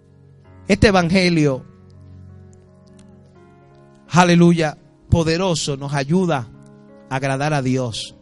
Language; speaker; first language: Spanish; native; Spanish